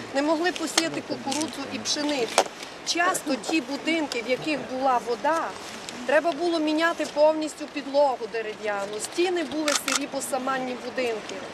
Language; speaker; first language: Ukrainian; native; Ukrainian